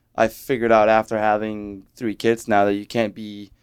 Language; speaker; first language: English; non-native, fluent; Danish